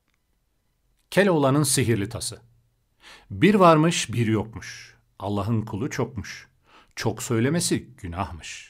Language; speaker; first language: Turkish; native; Turkish